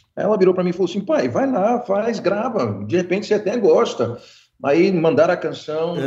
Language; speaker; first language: Portuguese; early bilingual, other home language; English